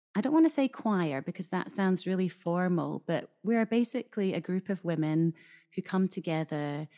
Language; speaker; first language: English; native; English